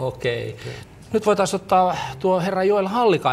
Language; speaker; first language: Finnish; native; Finnish